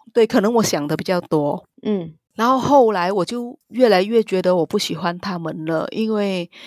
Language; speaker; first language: Chinese; non-native, fluent; Vietnamese